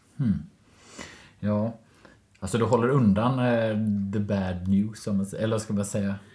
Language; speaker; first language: Swedish; native; Swedish